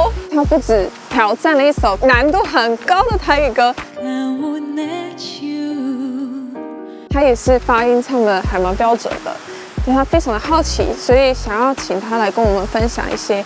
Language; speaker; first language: Chinese; non-native, fluent; English